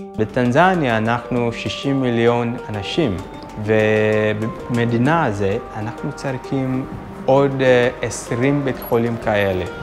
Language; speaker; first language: Hebrew; non-native, fluent; Swahili